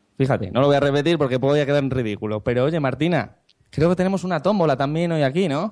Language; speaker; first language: Spanish; native; Spanish